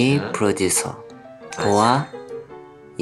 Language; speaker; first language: Korean; non-native, fluent; Japanese